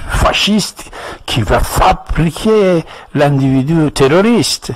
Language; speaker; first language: French; non-native, fluent; Persian